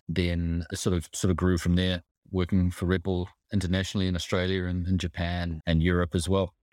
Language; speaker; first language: English; native; English